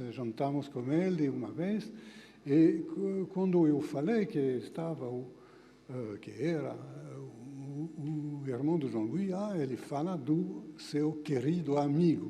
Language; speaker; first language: Portuguese; non-native, fluent; French